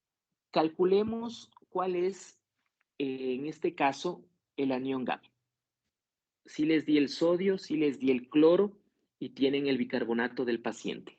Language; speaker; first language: Spanish; native; Spanish